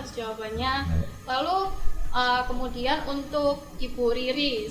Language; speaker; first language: Indonesian; native; Indonesian